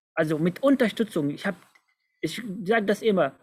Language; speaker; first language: German; non-native, fluent; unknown